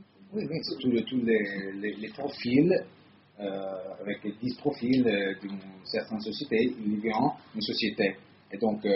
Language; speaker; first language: French; non-native, fluent; Italian